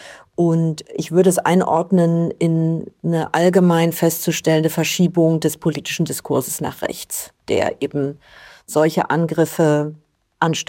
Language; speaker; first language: German; native; German